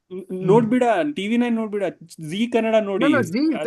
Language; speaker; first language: Kannada; non-native, learner; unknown